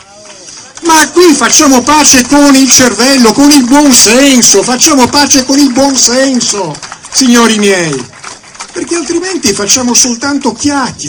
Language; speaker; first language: Italian; native; Italian